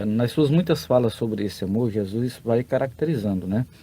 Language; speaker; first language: Portuguese; native; Portuguese